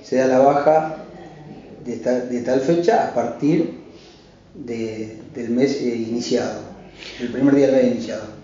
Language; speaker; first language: Spanish; native; Spanish